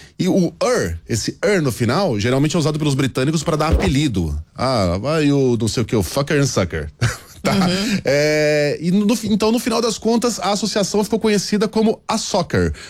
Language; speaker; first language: Portuguese; native; Portuguese